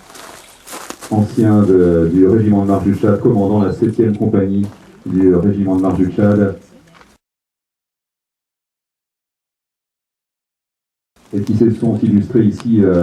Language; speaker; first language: French; native; French